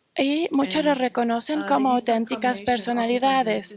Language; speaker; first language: Spanish; non-native, fluent; English